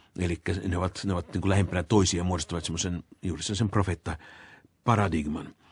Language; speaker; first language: Finnish; native; Finnish